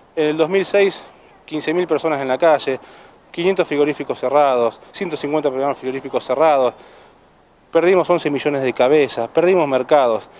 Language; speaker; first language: Spanish; native; Spanish